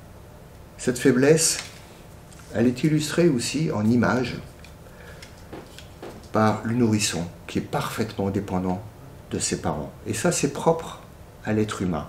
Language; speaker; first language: French; native; French